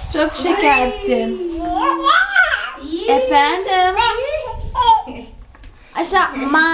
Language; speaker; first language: Turkish; non-native, fluent; Portuguese